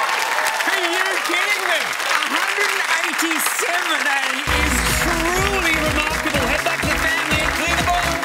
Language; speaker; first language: English; native; English